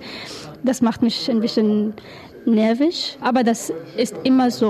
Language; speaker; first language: German; non-native, learner; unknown